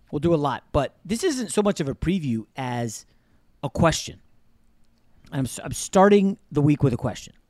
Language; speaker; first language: English; native; English